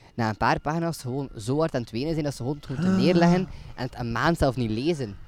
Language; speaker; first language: Dutch; native; Dutch